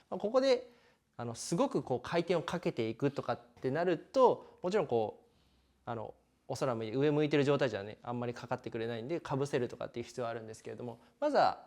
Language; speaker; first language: Japanese; native; Japanese